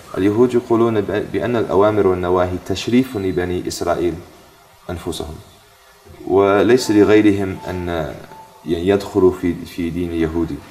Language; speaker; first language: Arabic; non-native, fluent; English